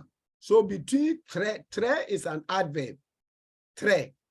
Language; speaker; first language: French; non-native, fluent; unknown